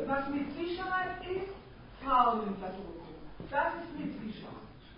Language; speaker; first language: German; non-native, fluent; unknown